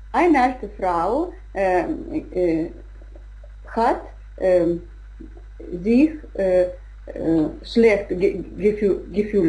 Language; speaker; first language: German; non-native, learner; Russian